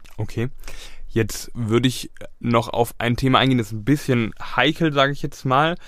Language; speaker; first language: German; native; German